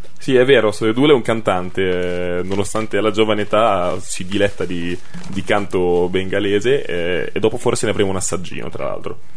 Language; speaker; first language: Italian; native; Italian